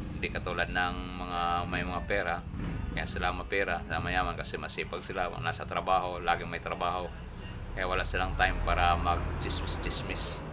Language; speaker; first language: Filipino; non-native, local second language; Cebuano